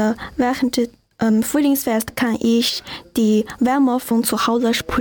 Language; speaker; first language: German; non-native, learner; Chinese